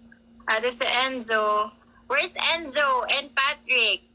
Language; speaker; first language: English; non-native, local second language; Filipino